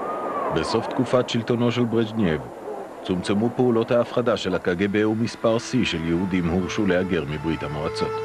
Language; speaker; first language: Hebrew; native; Hebrew